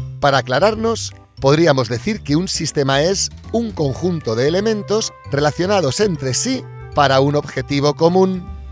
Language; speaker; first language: Spanish; native; Spanish